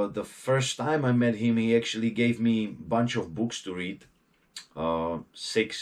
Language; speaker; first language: English; non-native, fluent; Czech